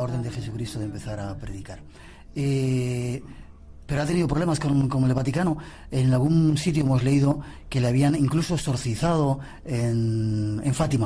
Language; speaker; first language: Spanish; native; Spanish